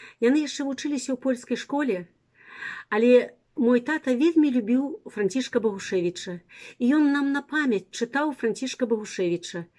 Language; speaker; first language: Belarusian; native; Belarusian